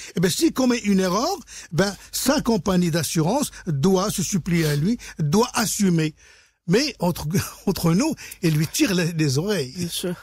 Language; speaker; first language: French; non-native, local second language; Arabic